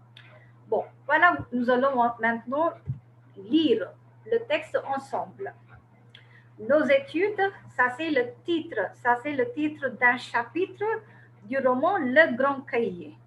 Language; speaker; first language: French; non-native, fluent; Tamil